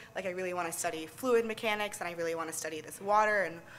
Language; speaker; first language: English; native; English